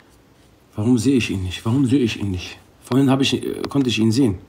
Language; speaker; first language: German; non-native, local second language; Arabic